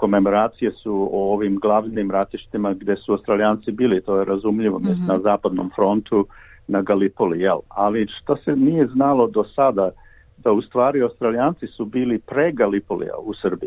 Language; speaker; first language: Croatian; early bilingual, heritage; Serbian